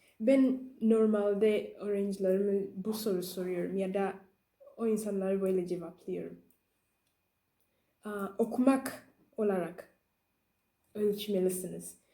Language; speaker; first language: Turkish; non-native, learner; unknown